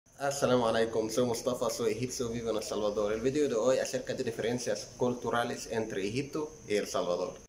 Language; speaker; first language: Spanish; non-native, fluent; Arabic